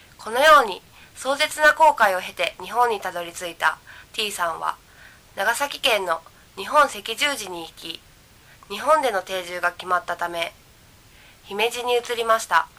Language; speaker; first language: Japanese; native; Japanese